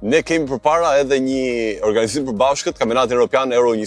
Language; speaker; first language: Albanian; native; Albanian